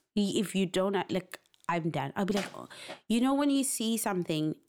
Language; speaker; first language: English; non-native, local second language; Shona